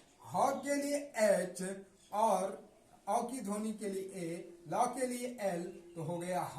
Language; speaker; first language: Hindi; native; Hindi